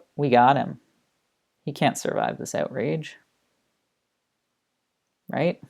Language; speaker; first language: English; native; English